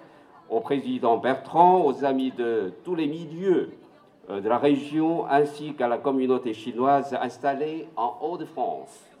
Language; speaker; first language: French; non-native, fluent; Chinese